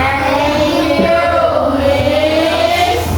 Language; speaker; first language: English; non-native, learner; Indonesian